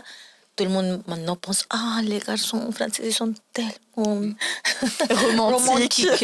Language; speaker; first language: French; non-native, learner; Spanish